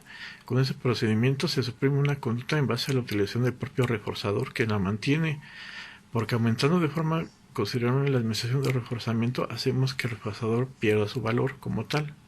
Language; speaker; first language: Spanish; native; Spanish